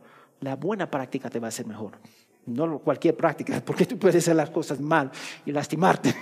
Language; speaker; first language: Spanish; early bilingual, heritage; Spanish